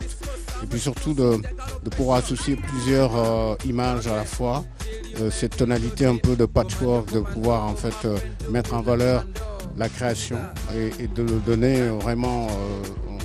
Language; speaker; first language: French; non-native, local second language; Wolof